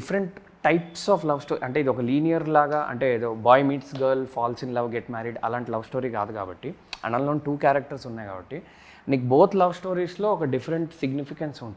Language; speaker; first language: Telugu; native; Telugu